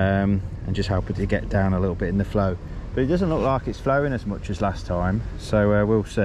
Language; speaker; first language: English; native; English